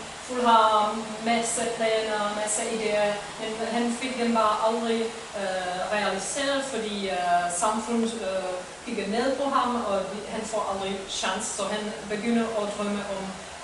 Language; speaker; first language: Danish; non-native, fluent; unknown